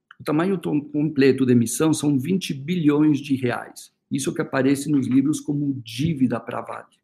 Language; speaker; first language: Portuguese; early bilingual, other home language; Spanish